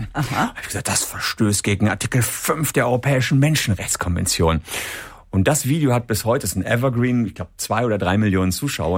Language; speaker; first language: German; native; German